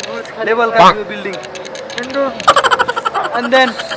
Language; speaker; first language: English; non-native, learner; Nepali